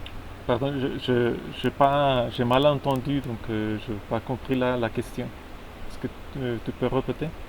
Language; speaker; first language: French; non-native, fluent; Spanish